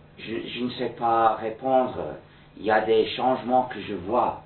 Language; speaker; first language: French; non-native, fluent; English